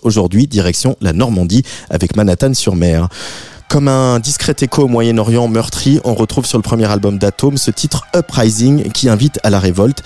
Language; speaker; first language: French; native; French